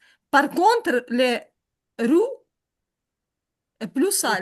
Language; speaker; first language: French; non-native, learner; Ukrainian